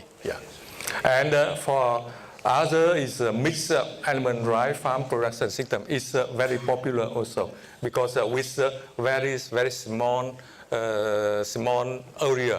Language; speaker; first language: English; non-native, fluent; Vietnamese